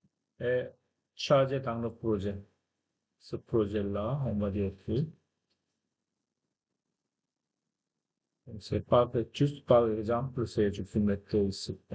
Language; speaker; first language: French; non-native, fluent; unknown